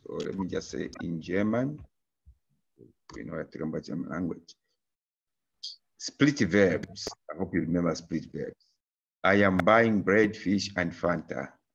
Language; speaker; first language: English; non-native, local second language; Bemba